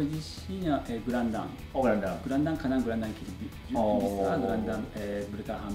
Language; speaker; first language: Indonesian; non-native, learner; Japanese